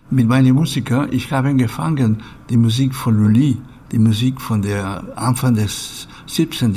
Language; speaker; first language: German; non-native, learner; Catalan